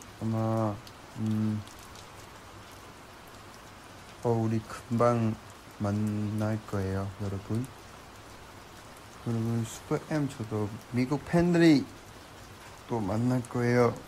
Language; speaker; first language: Korean; non-native, learner; Chinese